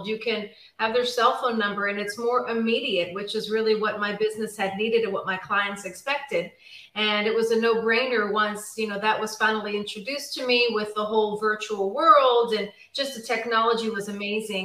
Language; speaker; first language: English; native; English